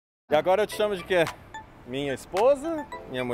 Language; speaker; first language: Portuguese; native; Portuguese